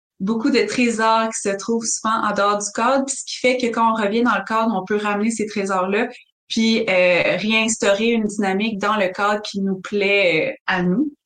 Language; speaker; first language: French; native; French